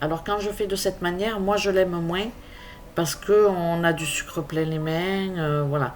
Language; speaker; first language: French; native; French